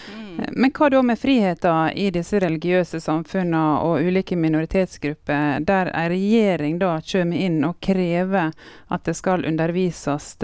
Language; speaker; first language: Norwegian; native; Norwegian